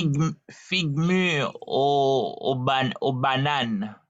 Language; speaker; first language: French; non-native, learner; Haitian Creole